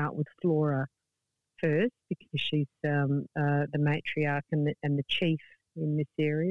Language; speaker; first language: English; native; English